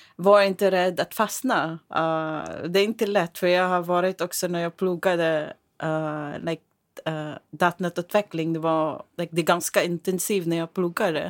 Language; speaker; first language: Swedish; non-native, fluent; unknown